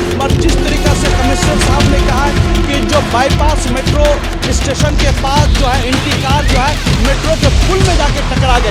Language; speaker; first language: Hindi; native; Hindi